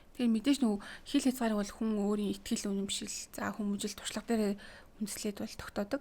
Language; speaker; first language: Mongolian; native; Mongolian